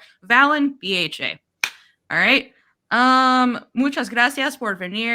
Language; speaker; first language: Spanish; non-native, learner; English